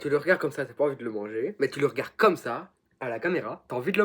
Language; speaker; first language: French; native; French